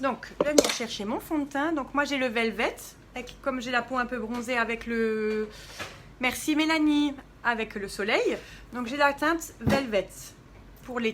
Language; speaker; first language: French; native; French